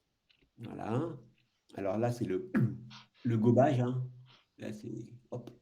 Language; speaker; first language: French; native; French